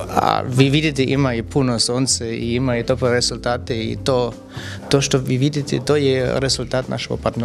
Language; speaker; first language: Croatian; non-native, learner; German